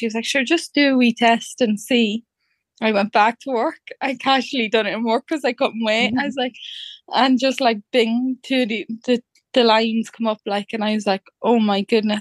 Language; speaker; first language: English; native; English